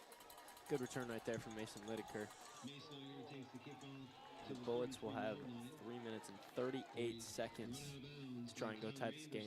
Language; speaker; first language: English; native; English